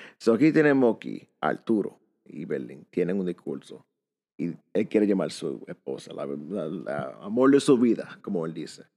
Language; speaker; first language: Spanish; early bilingual, heritage; Spanish